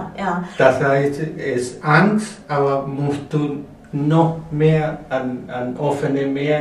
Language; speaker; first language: German; non-native, learner; Spanish